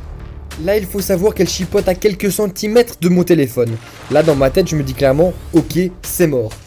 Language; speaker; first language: French; native; French